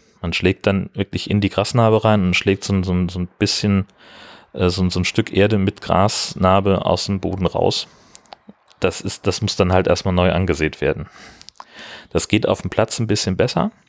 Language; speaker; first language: German; native; German